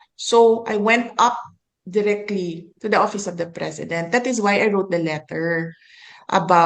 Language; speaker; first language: English; non-native, local second language; Filipino